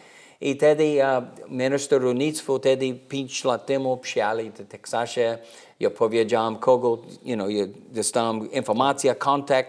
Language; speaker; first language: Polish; early bilingual, heritage; English